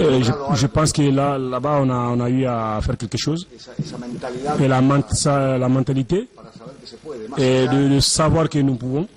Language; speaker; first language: French; non-native, fluent; Spanish